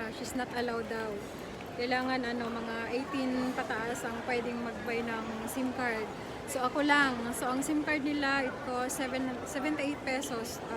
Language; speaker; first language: Filipino; native; Filipino